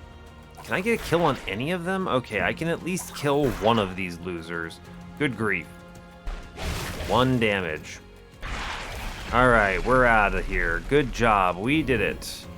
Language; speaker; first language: English; native; English